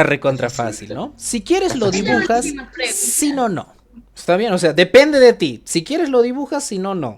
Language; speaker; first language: Spanish; native; Spanish